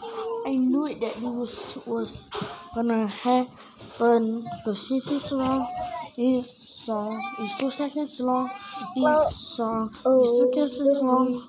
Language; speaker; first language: English; non-native, local second language; Malay